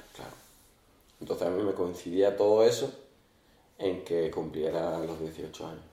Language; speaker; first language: Spanish; early bilingual, other home language; Arabic